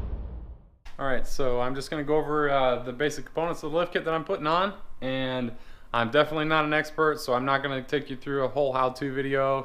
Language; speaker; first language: English; native; English